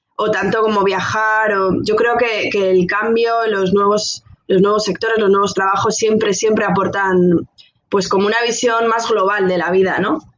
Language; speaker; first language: Spanish; native; Spanish